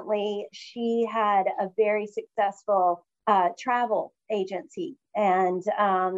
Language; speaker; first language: English; native; English